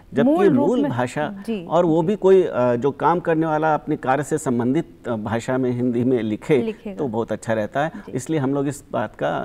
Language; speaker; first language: Hindi; native; Hindi